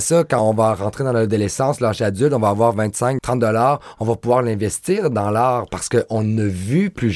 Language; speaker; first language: French; native; French